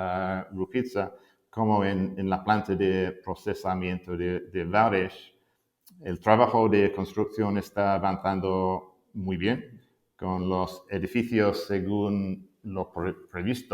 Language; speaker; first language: Spanish; non-native, fluent; English